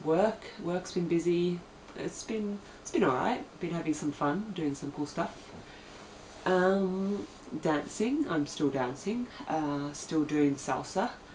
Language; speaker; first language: English; native; English